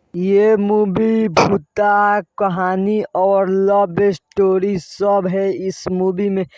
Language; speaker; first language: Hindi; non-native, local second language; Bhojpuri